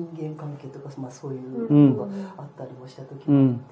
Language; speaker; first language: Japanese; native; Japanese